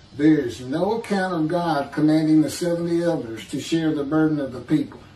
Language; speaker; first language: English; native; English